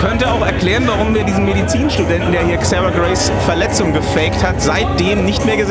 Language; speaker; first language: German; native; German